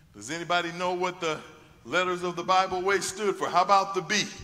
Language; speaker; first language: English; native; English